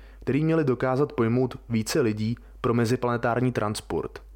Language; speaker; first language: Czech; native; Czech